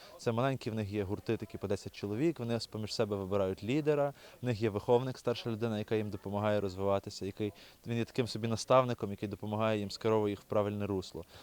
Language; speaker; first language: Ukrainian; native; Ukrainian